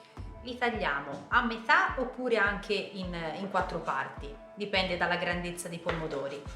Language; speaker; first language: Italian; native; Italian